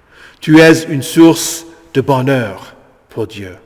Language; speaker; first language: French; native; French